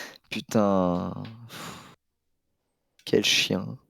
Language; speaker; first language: French; native; French